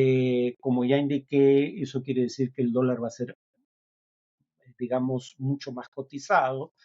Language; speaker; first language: Spanish; native; Spanish